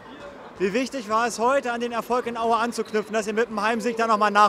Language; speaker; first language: German; native; German